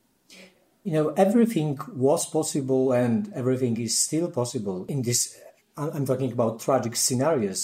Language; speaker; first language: English; non-native, fluent; Polish